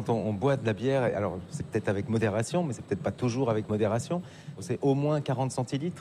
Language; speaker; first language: French; native; French